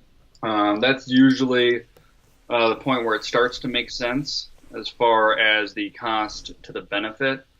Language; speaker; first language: English; native; English